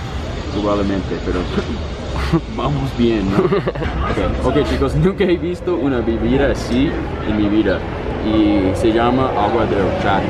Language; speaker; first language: Spanish; non-native, fluent; English